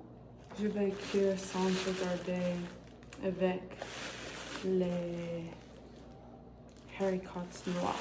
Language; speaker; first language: French; non-native, learner; English